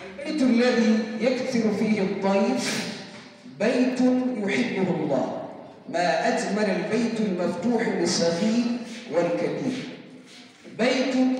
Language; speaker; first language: Arabic; non-native, learner; Hausa